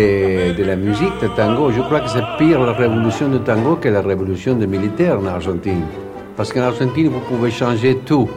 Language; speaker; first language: French; non-native, fluent; Spanish